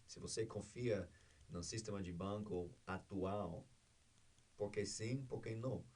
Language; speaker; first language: Portuguese; non-native, learner; English